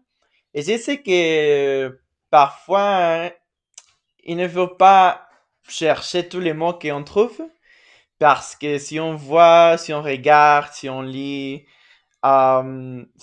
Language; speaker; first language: French; non-native, fluent; Spanish